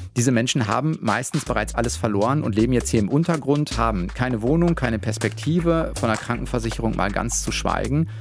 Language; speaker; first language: German; native; German